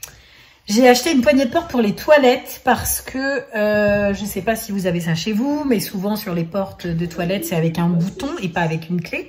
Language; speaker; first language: French; native; French